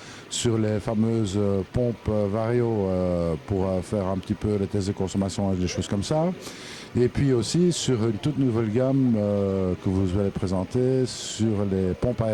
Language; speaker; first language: French; native; French